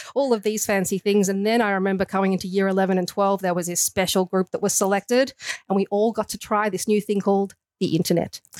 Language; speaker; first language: English; native; English